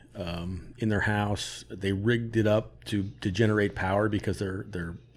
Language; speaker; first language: English; native; English